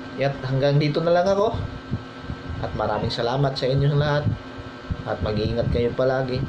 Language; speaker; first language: Filipino; non-native, local second language; Cebuano